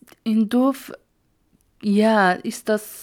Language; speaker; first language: German; non-native, learner; Persian